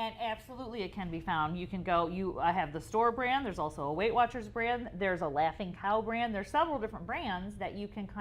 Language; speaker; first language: English; native; English